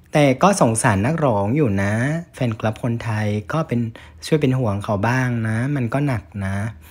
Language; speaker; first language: Thai; non-native, fluent; Vietnamese